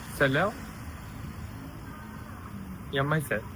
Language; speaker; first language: Thai; non-native, learner; Japanese